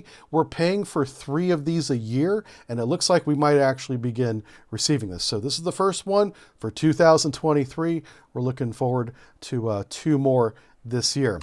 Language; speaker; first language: English; native; English